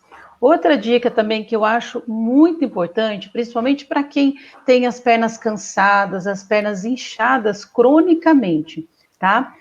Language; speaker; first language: Portuguese; native; Portuguese